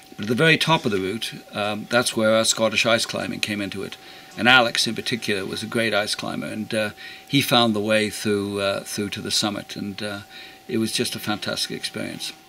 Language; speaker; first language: English; native; English